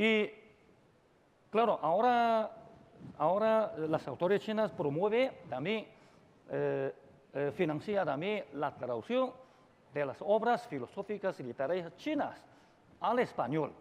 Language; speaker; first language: Spanish; non-native, fluent; Chinese